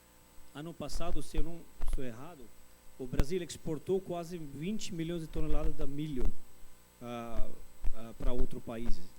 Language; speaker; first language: Portuguese; non-native, fluent; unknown